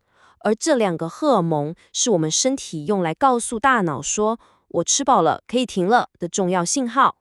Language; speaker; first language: Chinese; native; Chinese